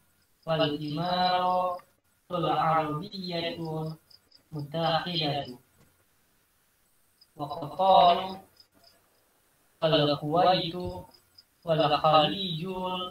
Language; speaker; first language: Arabic; non-native, learner; Indonesian